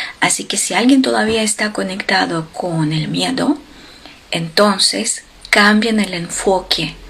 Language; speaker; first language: Spanish; non-native, fluent; Ukrainian